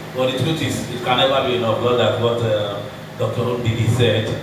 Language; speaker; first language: English; non-native, local second language; Yoruba